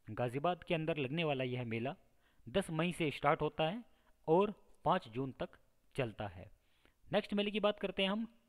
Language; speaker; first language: Hindi; native; Hindi